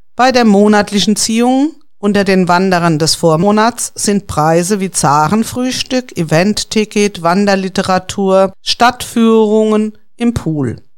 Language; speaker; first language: German; native; German